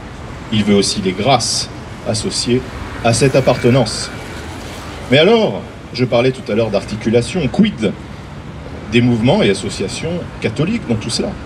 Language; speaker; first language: French; native; French